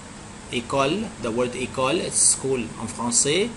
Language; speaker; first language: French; non-native, fluent; Arabic